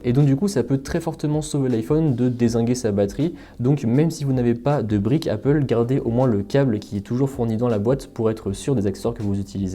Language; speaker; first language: French; native; French